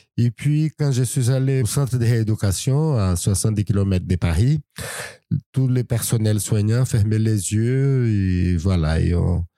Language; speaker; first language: French; non-native, fluent; Portuguese